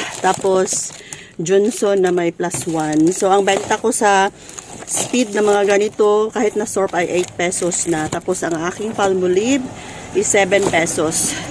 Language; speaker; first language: Filipino; non-native, local second language; Cebuano